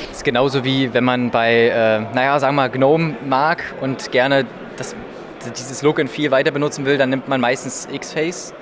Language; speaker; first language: German; native; German